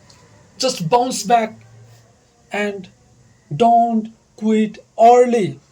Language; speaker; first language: English; non-native, local second language; Nepali